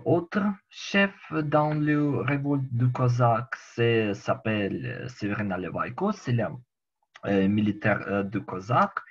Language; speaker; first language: French; non-native, learner; Ukrainian